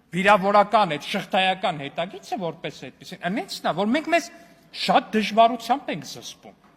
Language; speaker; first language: Armenian; native; Armenian